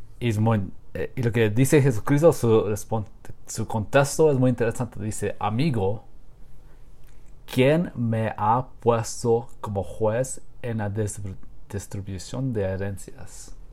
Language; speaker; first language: Spanish; non-native, learner; English